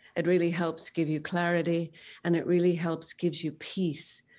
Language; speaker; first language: English; native; English